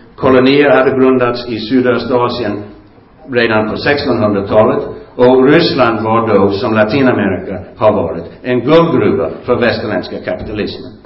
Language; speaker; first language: Swedish; non-native, fluent; English